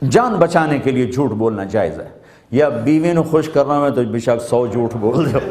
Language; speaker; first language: Urdu; non-native, local second language; Punjabi